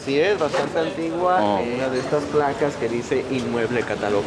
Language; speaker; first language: Spanish; native; Spanish